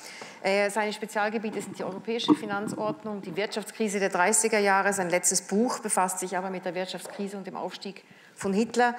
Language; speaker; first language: German; native; German